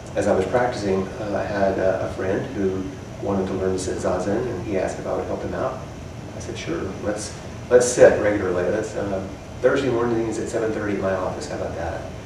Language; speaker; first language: English; native; English